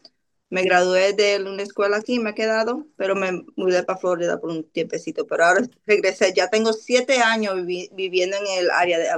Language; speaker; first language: Spanish; early bilingual, other home language; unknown